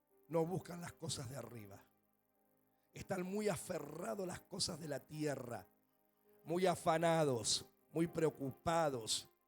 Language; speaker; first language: Spanish; native; Spanish